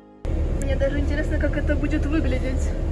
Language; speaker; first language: Russian; native; Russian